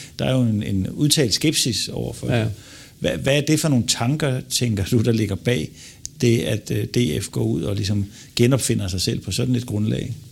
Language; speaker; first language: Danish; native; Danish